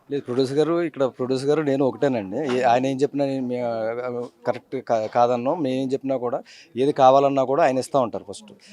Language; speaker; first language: Telugu; native; Telugu